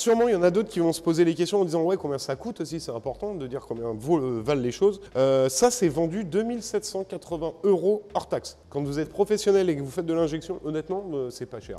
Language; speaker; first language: French; native; French